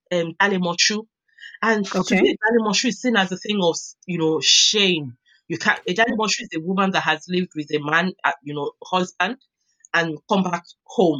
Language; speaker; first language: English; non-native, local second language; Yoruba